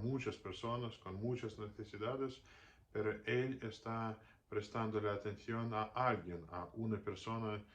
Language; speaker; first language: Spanish; non-native, fluent; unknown